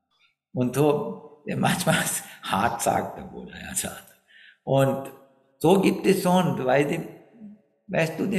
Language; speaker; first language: German; non-native, fluent; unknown